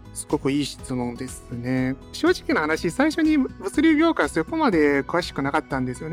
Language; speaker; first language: Japanese; non-native, fluent; Chinese